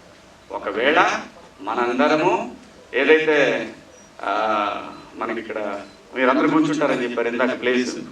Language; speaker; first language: Telugu; native; Telugu